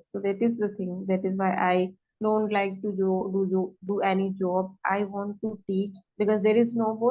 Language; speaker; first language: English; non-native, learner; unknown